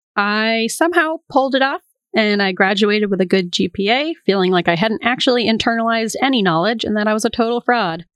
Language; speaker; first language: English; native; English